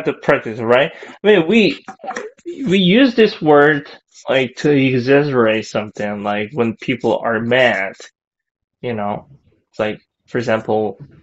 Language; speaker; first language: English; non-native, fluent; Korean